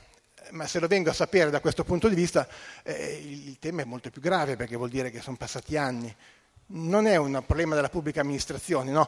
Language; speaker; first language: Italian; native; Italian